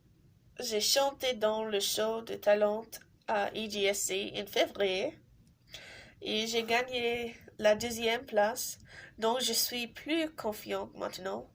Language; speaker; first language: French; non-native, learner; English